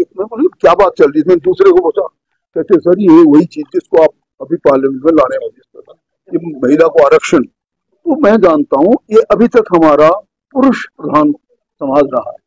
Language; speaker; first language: Hindi; native; Hindi